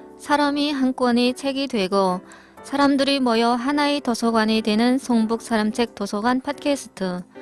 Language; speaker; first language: Korean; native; Korean